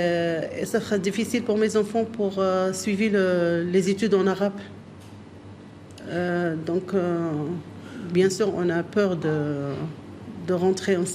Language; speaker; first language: French; non-native, learner; Arabic